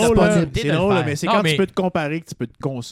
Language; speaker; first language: French; native; French